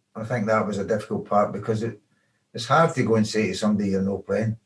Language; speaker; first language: English; native; English